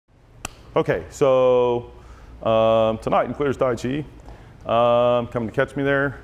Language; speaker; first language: English; native; English